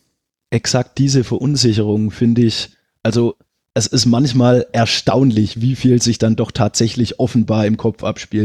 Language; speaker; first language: German; native; German